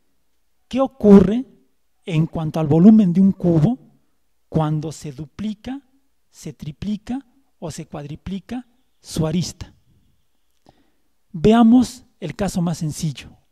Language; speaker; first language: Spanish; native; Spanish